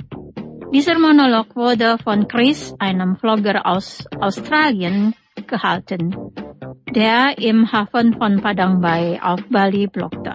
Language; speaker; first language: German; non-native, fluent; Indonesian